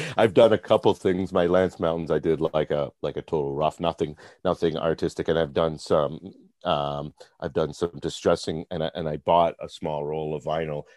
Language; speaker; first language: English; native; English